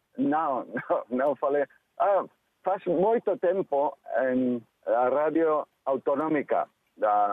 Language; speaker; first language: Portuguese; non-native, learner; Spanish